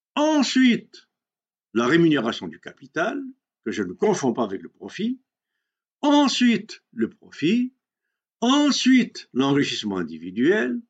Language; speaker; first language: French; non-native, local second language; Kabyle